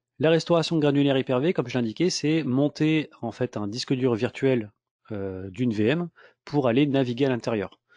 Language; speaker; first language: French; native; French